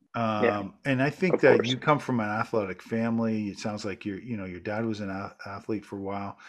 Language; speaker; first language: English; native; English